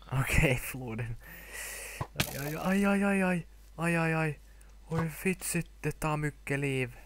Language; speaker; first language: Swedish; non-native, local second language; Finnish